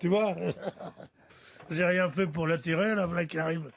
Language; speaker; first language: French; native; French